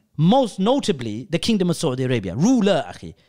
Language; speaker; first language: English; early bilingual, other home language; Urdu